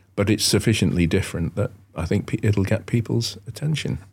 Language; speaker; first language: English; native; English